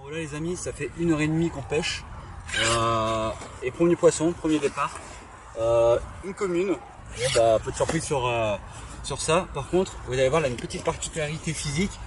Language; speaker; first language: French; native; French